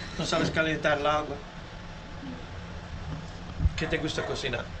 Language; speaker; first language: Spanish; non-native, learner; English